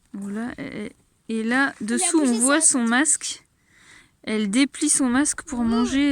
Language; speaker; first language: French; native; French